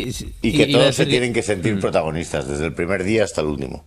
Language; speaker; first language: Spanish; native; Spanish